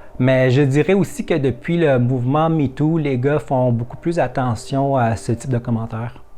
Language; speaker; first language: French; early bilingual, other home language; Vietnamese